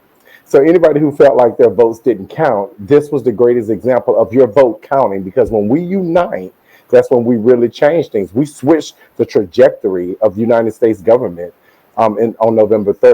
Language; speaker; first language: English; native; English